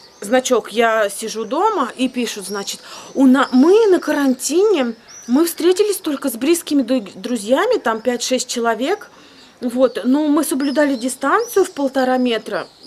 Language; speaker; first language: Russian; native; Russian